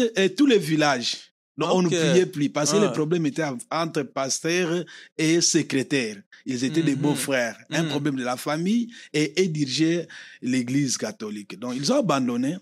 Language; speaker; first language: French; non-native, local second language; Lingala